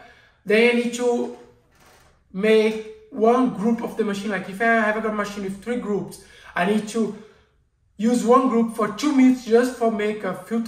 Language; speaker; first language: English; non-native, learner; Portuguese